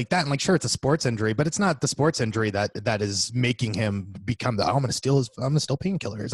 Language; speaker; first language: English; native; English